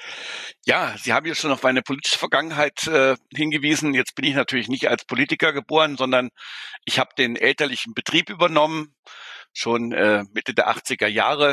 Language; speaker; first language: German; native; German